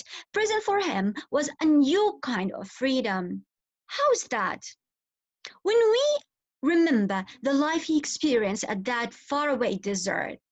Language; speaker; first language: English; non-native, fluent; Arabic